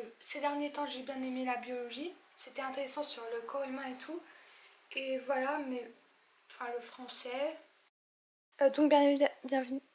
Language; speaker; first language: French; early bilingual, other home language; Polish